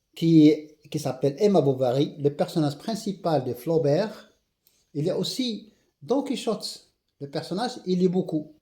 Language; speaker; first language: French; non-native, local second language; Arabic